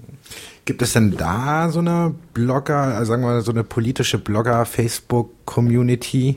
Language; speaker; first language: German; native; German